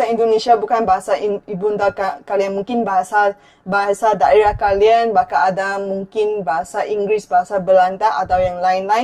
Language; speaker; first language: Indonesian; non-native, fluent; Chinese